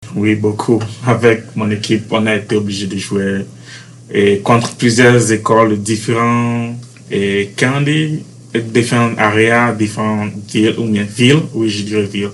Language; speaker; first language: French; native; French